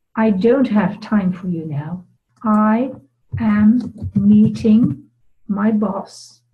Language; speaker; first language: English; non-native, fluent; Dutch